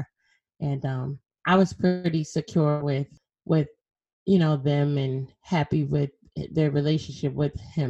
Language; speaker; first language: English; native; English